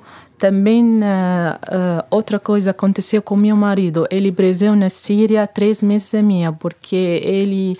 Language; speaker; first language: Portuguese; non-native, learner; Arabic